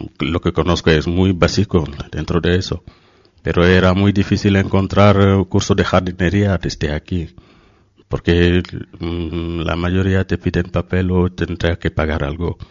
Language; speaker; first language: Spanish; non-native, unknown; Wolof